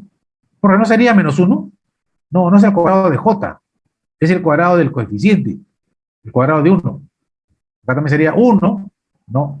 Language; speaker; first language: Spanish; native; Spanish